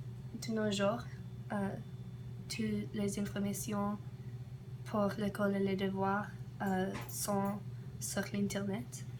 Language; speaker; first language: French; non-native, learner; English